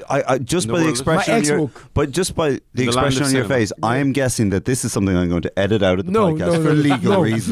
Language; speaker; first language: English; native; English